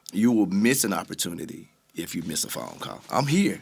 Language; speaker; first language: English; native; English